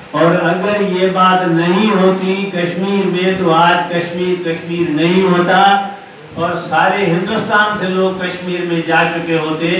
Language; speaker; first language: Urdu; non-native, local second language; Sindhi